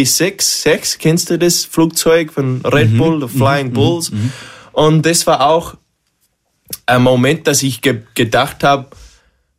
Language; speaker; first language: German; non-native, learner; English